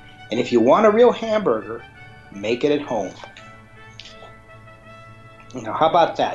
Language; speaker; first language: English; native; English